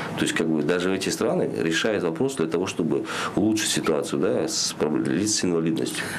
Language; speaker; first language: Russian; non-native, local second language; Kyrgyz